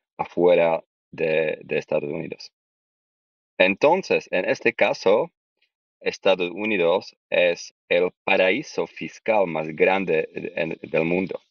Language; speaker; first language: Spanish; non-native, learner; Slovak